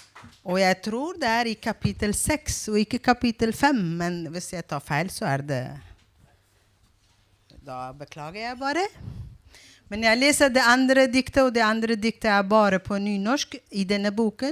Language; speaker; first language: Norwegian; non-native, fluent; Persian